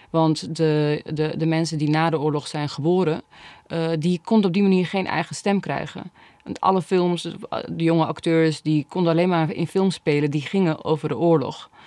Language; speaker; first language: Dutch; early bilingual, other home language; Bosnian